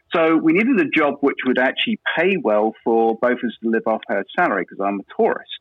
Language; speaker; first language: English; native; English